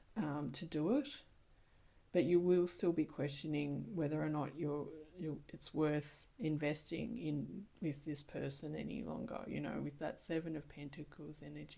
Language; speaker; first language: English; native; English